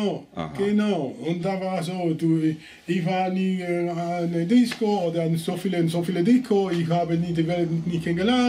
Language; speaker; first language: German; non-native, learner; Spanish